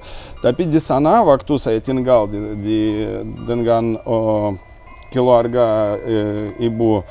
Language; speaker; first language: Indonesian; non-native, learner; Russian